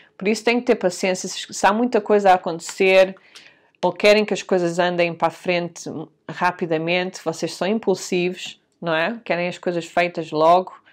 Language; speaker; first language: Portuguese; early bilingual, heritage; Portuguese